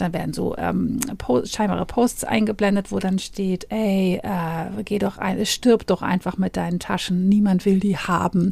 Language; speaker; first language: German; native; German